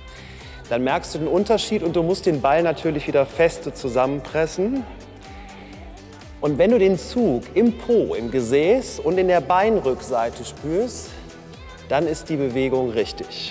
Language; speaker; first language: German; native; German